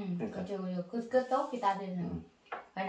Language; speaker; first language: Korean; non-native, learner; Vietnamese